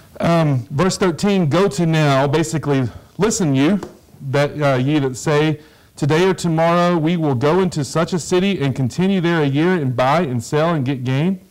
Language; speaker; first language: English; native; English